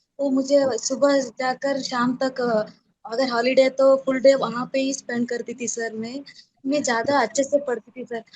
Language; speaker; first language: Hindi; non-native, local second language; Kannada